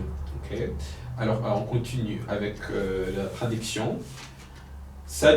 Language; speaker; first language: French; non-native, fluent; Polish